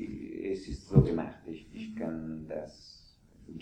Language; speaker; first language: German; non-native, fluent; Italian